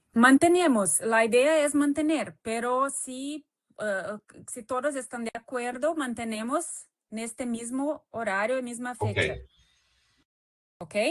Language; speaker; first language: Spanish; non-native, fluent; Portuguese